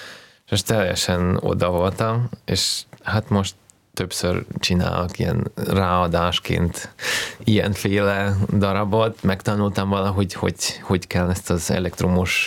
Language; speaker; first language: Hungarian; early bilingual, heritage; Hungarian